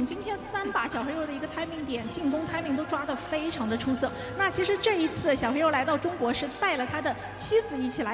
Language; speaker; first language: Chinese; native; Chinese